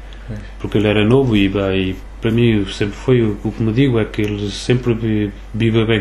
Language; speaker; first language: Portuguese; early bilingual, other home language; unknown